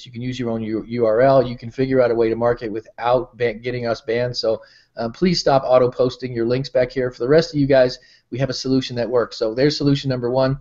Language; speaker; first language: English; native; English